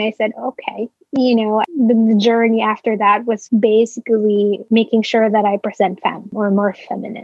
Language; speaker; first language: English; non-native, local second language; Filipino